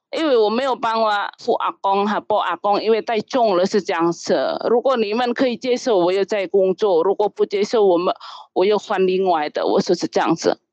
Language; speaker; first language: Chinese; non-native, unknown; Indonesian